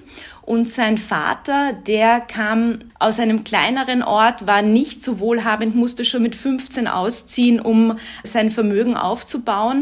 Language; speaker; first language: German; native; German